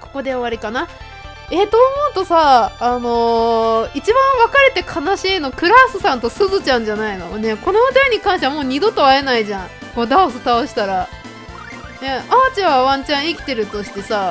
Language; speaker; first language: Japanese; native; Japanese